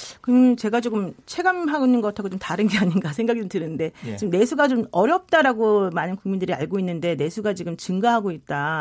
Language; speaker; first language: Korean; native; Korean